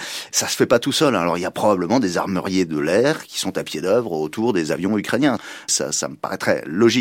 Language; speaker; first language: French; native; French